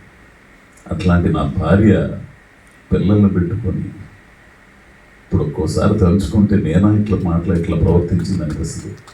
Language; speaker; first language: Telugu; native; Telugu